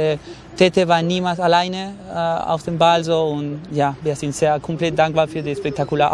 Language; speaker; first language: German; non-native, learner; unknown